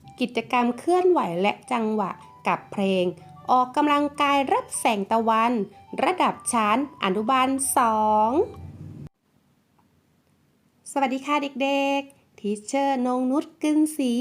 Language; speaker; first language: Thai; native; Thai